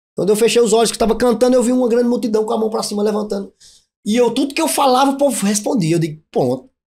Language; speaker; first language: Portuguese; native; Portuguese